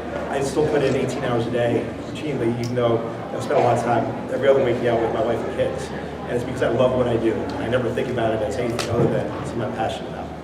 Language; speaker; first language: English; native; English